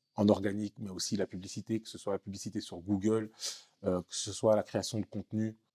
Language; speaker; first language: French; native; French